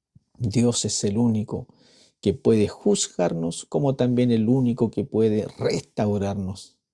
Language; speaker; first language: Spanish; native; Spanish